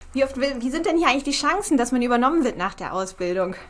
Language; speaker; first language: German; native; German